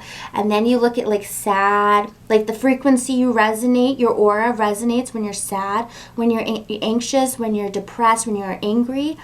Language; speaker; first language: English; native; English